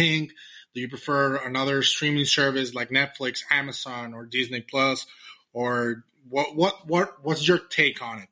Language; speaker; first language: English; non-native, fluent; Spanish